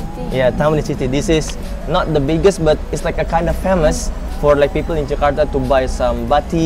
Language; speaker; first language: English; non-native, fluent; Indonesian